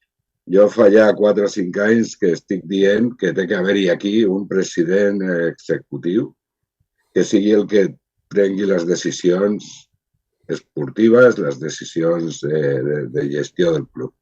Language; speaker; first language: Catalan; non-native, local second language; Spanish